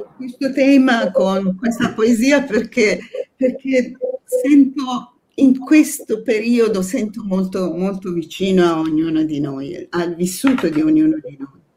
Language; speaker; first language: Italian; non-native, fluent; Persian